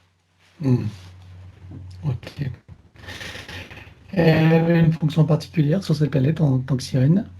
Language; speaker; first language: French; native; French